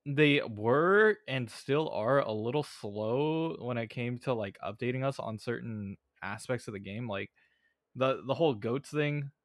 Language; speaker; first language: English; native; English